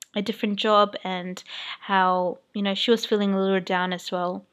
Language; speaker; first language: English; native; English